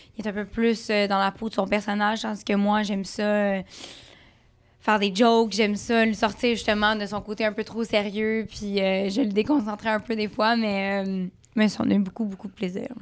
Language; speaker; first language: French; native; French